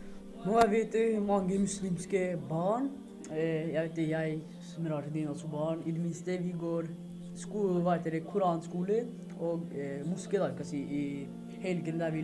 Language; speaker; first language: Norwegian; early bilingual, other home language; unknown